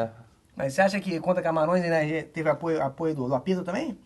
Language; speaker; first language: Portuguese; native; Portuguese